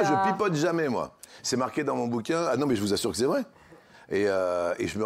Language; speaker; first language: French; native; French